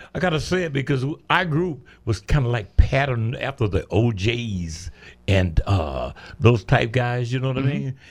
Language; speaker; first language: English; native; English